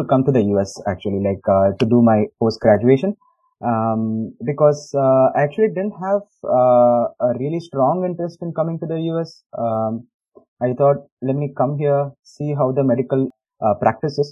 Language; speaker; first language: English; non-native, local second language; Tamil